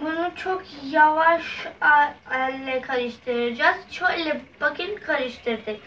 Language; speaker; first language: Turkish; non-native, learner; Urdu